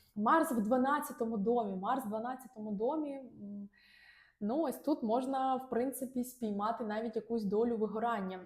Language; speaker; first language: Ukrainian; non-native, local second language; Russian